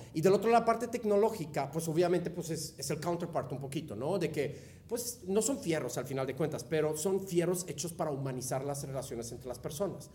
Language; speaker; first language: Spanish; non-native, fluent; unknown